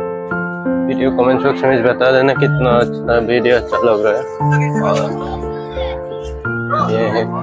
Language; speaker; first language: Hindi; non-native, local second language; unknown